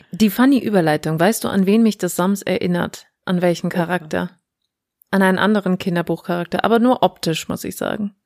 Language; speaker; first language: German; native; German